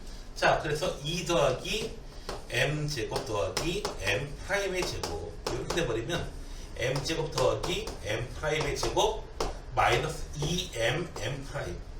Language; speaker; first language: Korean; native; Korean